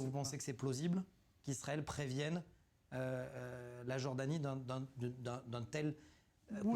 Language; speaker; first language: French; native; French